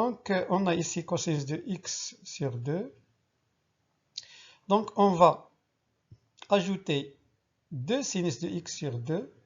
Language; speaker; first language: French; non-native, local second language; Arabic